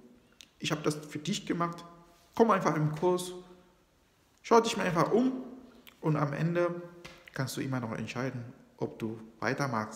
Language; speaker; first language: German; non-native, fluent; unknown